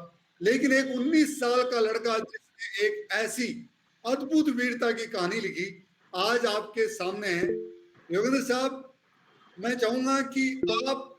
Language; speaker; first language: Hindi; native; Hindi